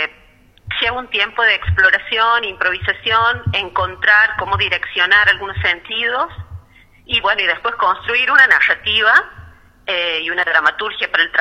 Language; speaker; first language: Spanish; native; Spanish